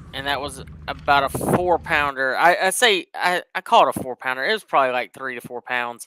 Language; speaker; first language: English; native; English